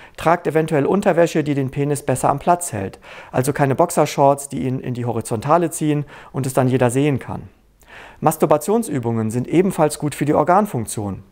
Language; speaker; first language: German; native; German